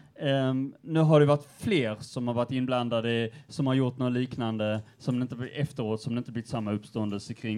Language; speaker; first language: Swedish; native; Swedish